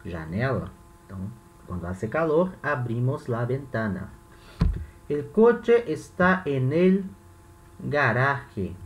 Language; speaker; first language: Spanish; non-native, fluent; Portuguese